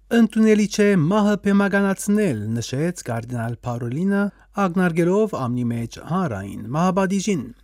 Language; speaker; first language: Armenian; early bilingual, heritage; Armenian